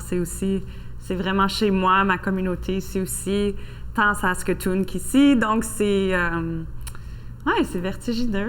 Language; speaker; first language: French; native; French